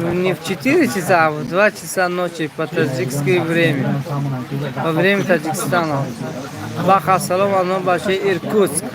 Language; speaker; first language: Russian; non-native, learner; Tajik